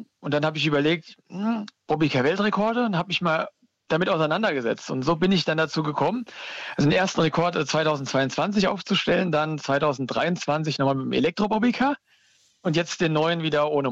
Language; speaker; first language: German; native; German